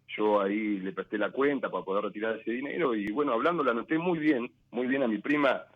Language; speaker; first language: Spanish; native; Spanish